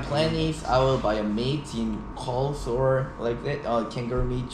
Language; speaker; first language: English; non-native, learner; Korean